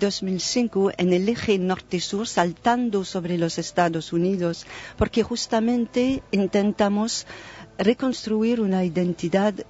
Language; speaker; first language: Spanish; non-native, fluent; French